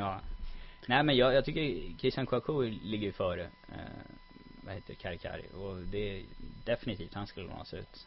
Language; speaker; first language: Swedish; native; Swedish